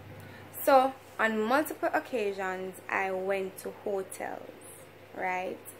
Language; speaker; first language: English; native; English